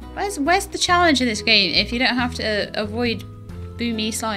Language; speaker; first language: English; native; English